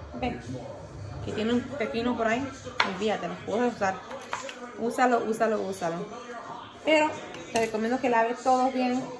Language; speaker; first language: Spanish; native; Spanish